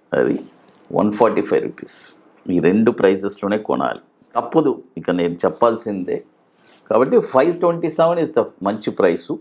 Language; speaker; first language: Telugu; native; Telugu